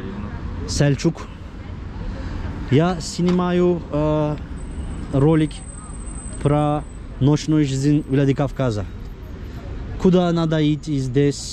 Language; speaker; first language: Russian; non-native, learner; Turkish